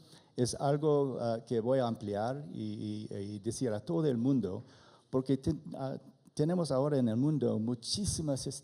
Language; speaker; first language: Spanish; non-native, learner; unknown